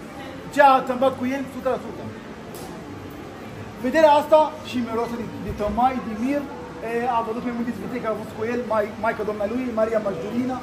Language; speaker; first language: Romanian; non-native, learner; Arabic